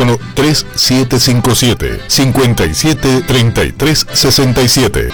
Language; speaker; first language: Spanish; native; Spanish